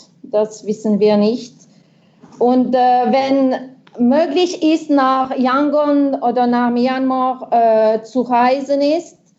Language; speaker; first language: German; non-native, local second language; French